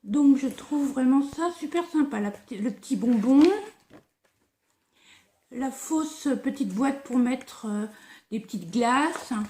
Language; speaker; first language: French; native; French